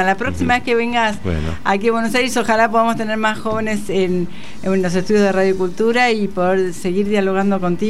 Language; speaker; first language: Spanish; native; Spanish